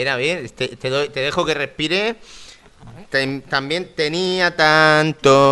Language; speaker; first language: Spanish; native; Spanish